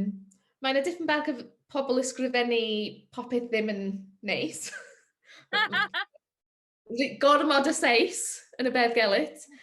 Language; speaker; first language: Welsh; non-native, learner; English